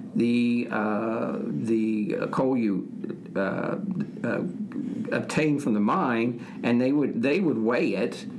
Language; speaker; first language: English; native; English